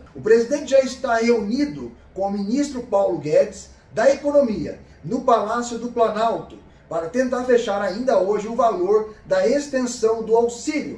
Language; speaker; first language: Portuguese; native; Portuguese